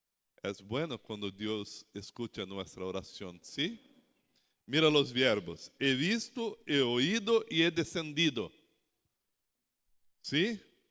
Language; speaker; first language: Spanish; non-native, learner; Portuguese